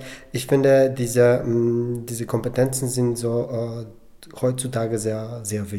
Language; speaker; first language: German; non-native, local second language; Polish